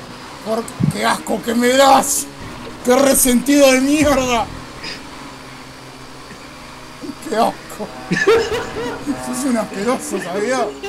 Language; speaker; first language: Spanish; native; Spanish